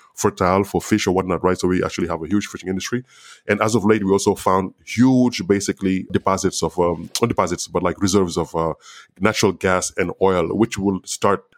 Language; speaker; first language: English; non-native, fluent; Wolof